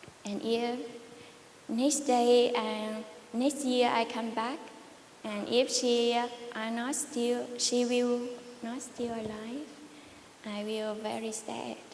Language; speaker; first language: English; non-native, learner; Vietnamese